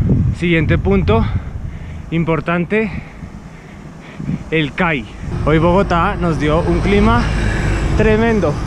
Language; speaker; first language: Spanish; native; Spanish